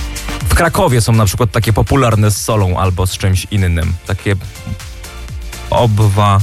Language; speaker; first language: Polish; native; Polish